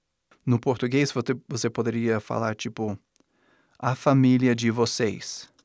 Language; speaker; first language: Portuguese; non-native, fluent; English